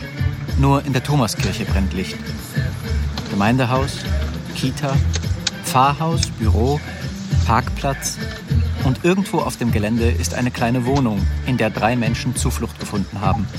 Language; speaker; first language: German; native; German